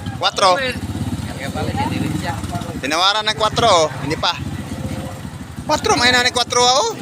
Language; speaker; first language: Filipino; non-native, local second language; Cebuano